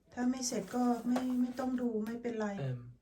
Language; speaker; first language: Thai; native; Thai